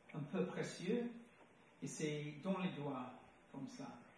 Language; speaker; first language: French; non-native, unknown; English